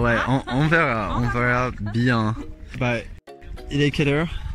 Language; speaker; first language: French; non-native, fluent; English